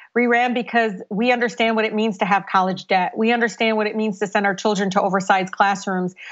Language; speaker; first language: English; native; English